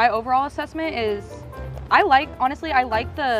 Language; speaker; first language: English; native; English